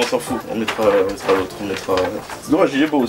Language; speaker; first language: French; native; French